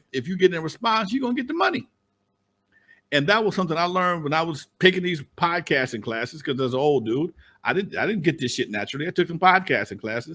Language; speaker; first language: English; native; English